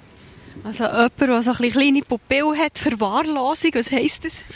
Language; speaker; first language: German; native; German